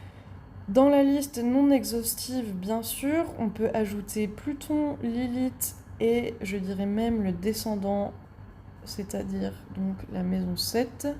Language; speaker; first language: French; native; French